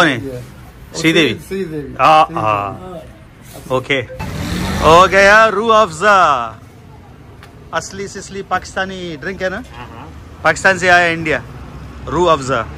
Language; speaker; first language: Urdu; non-native, local second language; Telugu